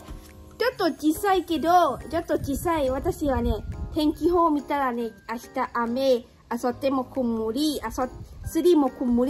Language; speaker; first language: Japanese; non-native, learner; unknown